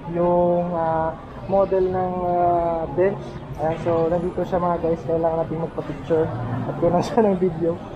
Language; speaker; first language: Filipino; non-native, local second language; Waray